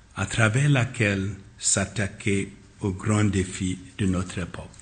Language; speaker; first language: French; non-native, fluent; Akan